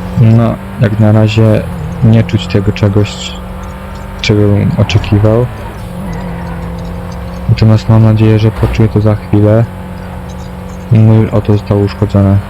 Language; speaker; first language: Polish; native; Polish